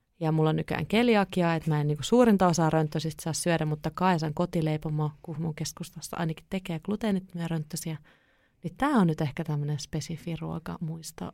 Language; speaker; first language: Finnish; native; Finnish